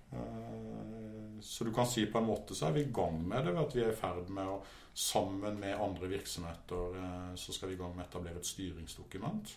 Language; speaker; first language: Norwegian; native; Norwegian